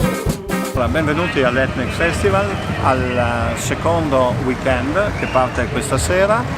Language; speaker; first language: Italian; native; Italian